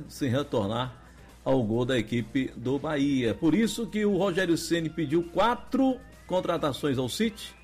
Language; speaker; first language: Portuguese; native; Portuguese